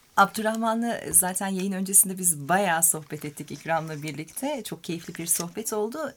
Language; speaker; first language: Turkish; native; Turkish